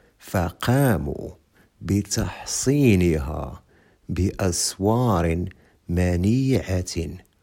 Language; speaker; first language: Arabic; non-native, fluent; Indonesian